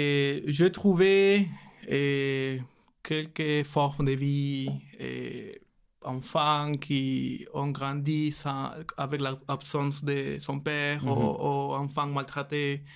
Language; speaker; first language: French; non-native, learner; Spanish